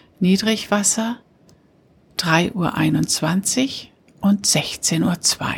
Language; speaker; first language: German; native; German